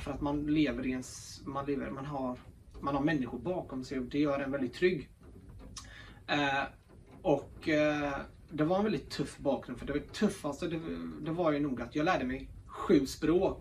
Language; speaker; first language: Swedish; early bilingual, other home language; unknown